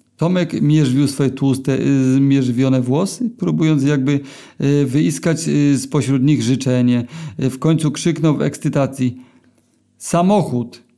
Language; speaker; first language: Polish; native; Polish